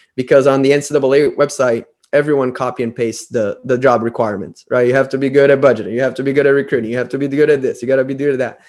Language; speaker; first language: English; non-native, fluent; Portuguese